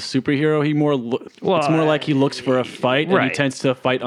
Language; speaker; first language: English; non-native, fluent; Italian